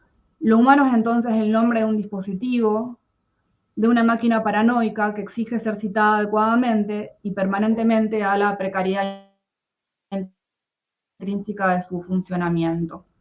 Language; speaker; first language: Spanish; native; Spanish